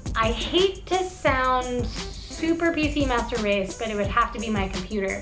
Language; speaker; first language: English; native; English